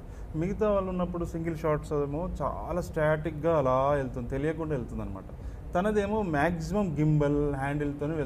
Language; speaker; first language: Telugu; native; Telugu